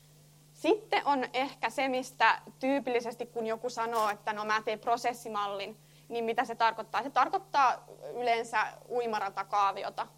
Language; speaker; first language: Finnish; native; Finnish